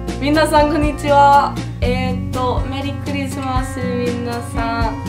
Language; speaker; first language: Japanese; non-native, learner; English